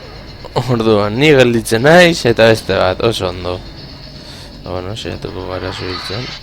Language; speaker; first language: Basque; non-native, local second language; Spanish